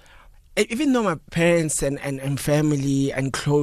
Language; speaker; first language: English; non-native, local second language; Northern Sotho